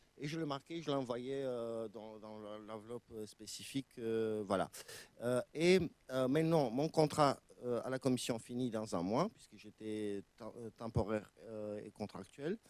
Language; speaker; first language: French; non-native, fluent; Romanian